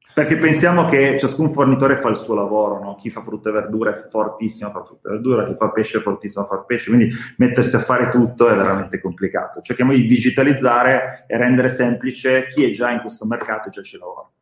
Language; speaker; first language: Italian; native; Italian